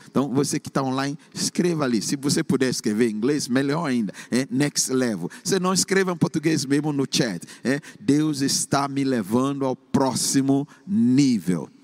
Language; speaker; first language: Portuguese; non-native, fluent; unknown